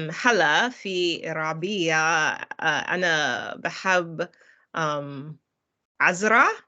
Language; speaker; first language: Arabic; non-native, learner; English